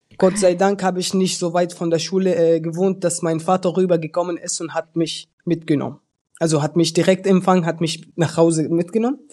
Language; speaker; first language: German; early bilingual, other home language; Arabic